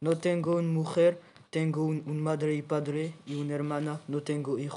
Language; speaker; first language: Spanish; non-native, learner; French